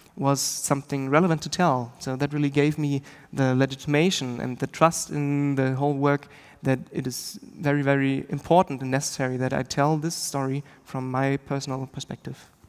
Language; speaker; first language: English; non-native, fluent; German